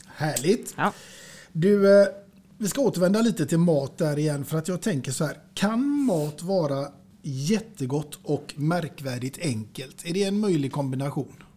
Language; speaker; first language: Swedish; native; Swedish